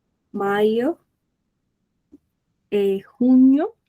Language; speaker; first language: Portuguese; non-native, learner; Spanish